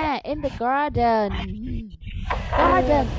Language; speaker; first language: English; non-native, fluent; Vietnamese